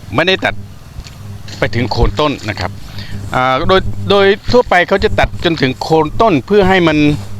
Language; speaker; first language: Thai; non-native, local second language; Khmer